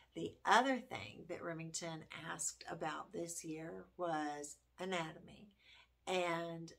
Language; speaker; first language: English; native; English